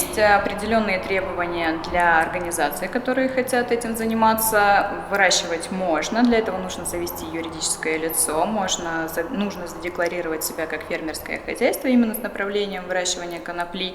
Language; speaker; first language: Russian; native; Russian